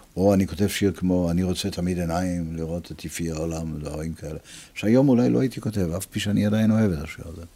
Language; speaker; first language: Hebrew; early bilingual, other home language; Italian